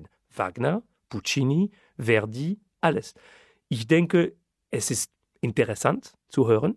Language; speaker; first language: German; non-native, fluent; French